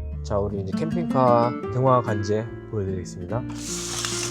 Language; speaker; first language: Korean; native; Korean